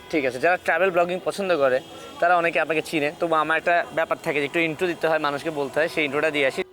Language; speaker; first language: Bangla; native; Bangla